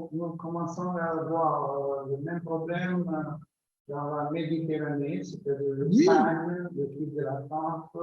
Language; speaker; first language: French; non-native, learner; Italian